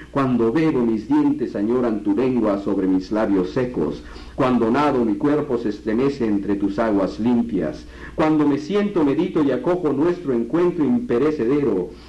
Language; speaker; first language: Spanish; native; Spanish